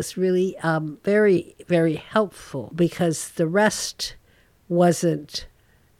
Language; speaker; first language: English; native; English